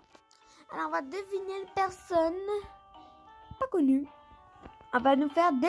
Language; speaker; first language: French; native; French